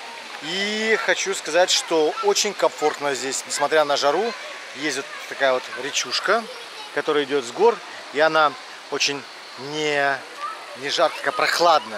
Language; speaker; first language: Russian; native; Russian